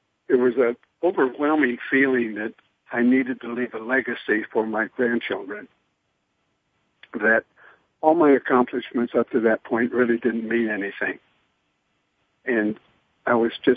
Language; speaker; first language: English; native; English